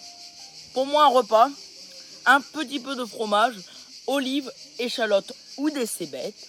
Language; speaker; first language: French; native; French